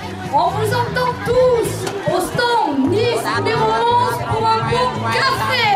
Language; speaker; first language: French; native; French